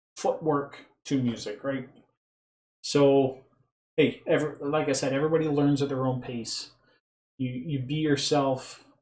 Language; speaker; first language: English; native; English